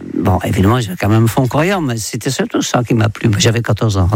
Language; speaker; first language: French; non-native, fluent; Dutch